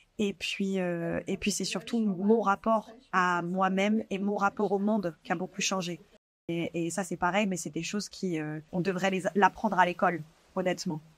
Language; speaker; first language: French; native; French